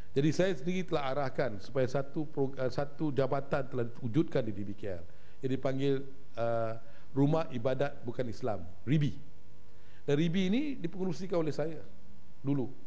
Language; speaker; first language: Malay; native; Malay